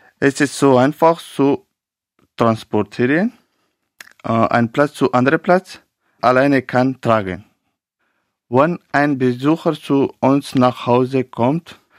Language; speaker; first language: German; non-native, learner; Pashto